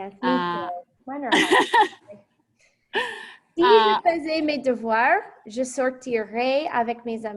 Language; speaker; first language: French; non-native, fluent; English